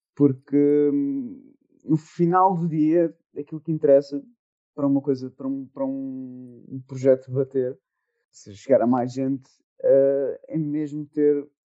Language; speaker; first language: Portuguese; native; Portuguese